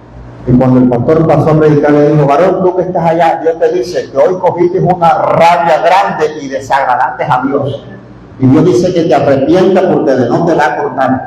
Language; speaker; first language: Spanish; native; Spanish